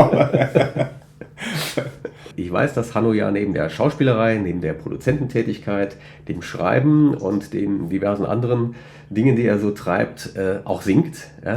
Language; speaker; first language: German; native; German